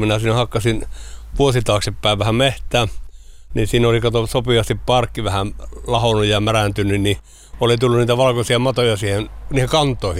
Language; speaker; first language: Finnish; native; Finnish